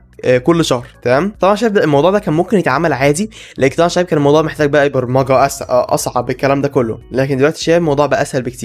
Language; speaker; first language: Arabic; native; Arabic